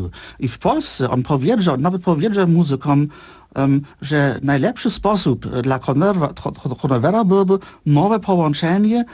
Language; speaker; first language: Polish; non-native, fluent; German